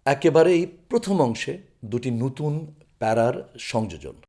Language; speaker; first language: Bangla; non-native, local second language; Chakma